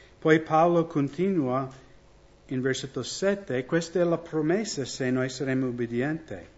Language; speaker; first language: Italian; non-native, fluent; English